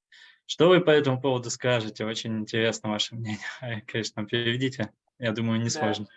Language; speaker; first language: Russian; native; Russian